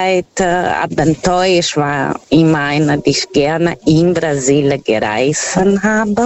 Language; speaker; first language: German; non-native, fluent; Portuguese